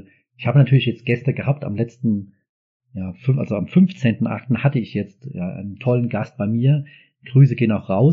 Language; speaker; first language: German; native; German